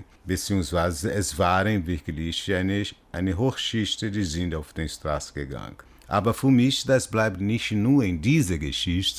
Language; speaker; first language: German; non-native, learner; Portuguese